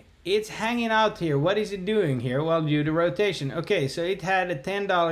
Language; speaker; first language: English; native; English